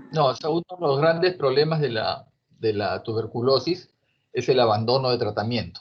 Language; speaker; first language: Spanish; native; Spanish